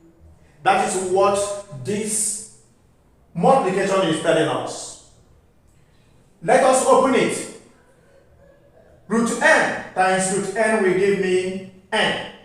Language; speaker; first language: English; non-native, local second language; Igbo